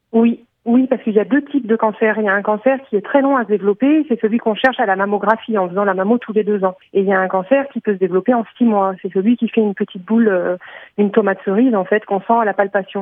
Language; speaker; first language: French; native; French